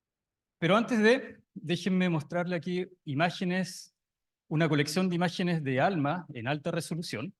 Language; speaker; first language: Spanish; native; Spanish